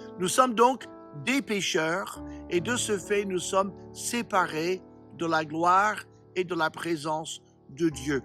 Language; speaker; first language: French; non-native, fluent; English